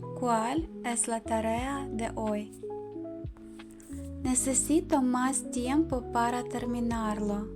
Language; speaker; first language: Spanish; non-native, fluent; Ukrainian